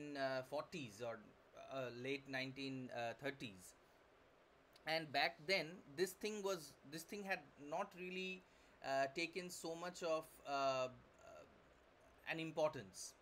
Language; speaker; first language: English; non-native, local second language; Bangla